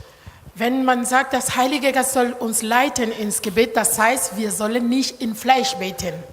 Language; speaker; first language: German; non-native, learner; Lingala